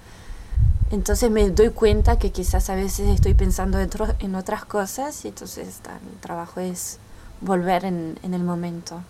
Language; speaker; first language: Spanish; early bilingual, heritage; French